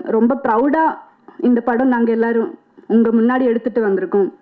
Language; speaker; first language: Tamil; non-native, fluent; Malayalam